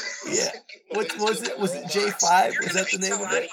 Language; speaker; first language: English; native; English